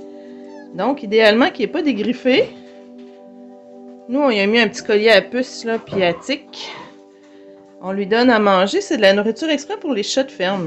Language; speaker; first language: French; native; French